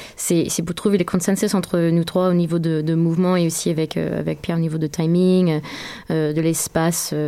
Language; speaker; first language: French; non-native, fluent; English